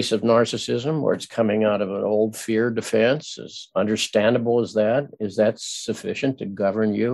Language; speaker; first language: English; native; English